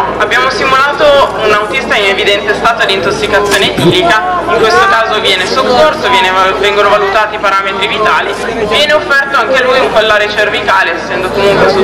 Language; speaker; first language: Italian; native; Italian